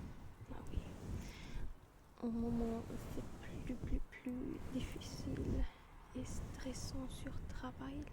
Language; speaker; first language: French; non-native, learner; German